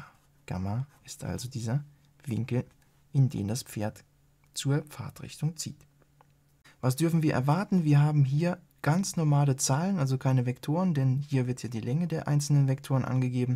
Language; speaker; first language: German; native; German